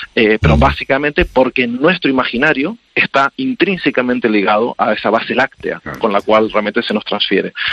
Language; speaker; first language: Spanish; native; Spanish